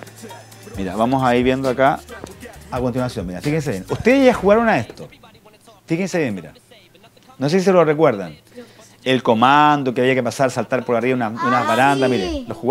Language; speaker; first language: Spanish; native; Spanish